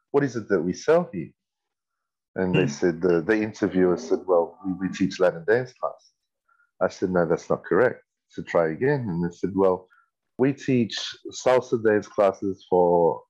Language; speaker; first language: English; native; English